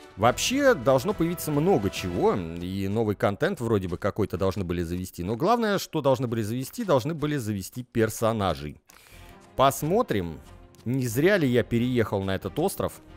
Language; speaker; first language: Russian; native; Russian